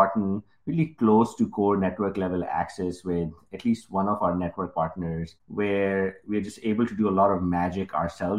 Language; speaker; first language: English; non-native, local second language; Urdu